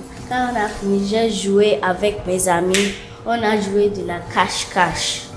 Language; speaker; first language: French; non-native, learner; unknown